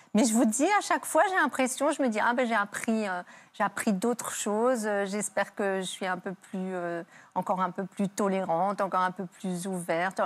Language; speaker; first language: French; native; French